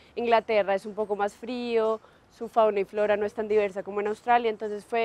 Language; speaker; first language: Spanish; native; Spanish